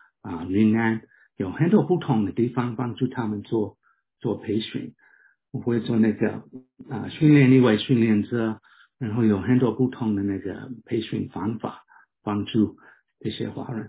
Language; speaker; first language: Chinese; non-native, fluent; English